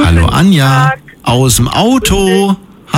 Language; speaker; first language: German; native; German